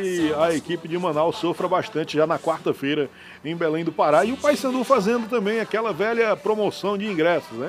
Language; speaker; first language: Portuguese; native; Portuguese